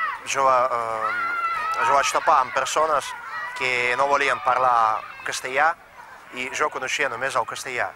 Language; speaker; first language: Catalan; non-native, fluent; Russian